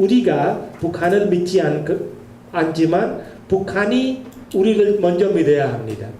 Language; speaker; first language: Korean; non-native, learner; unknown